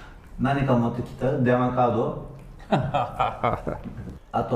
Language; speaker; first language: Japanese; non-native, learner; Turkish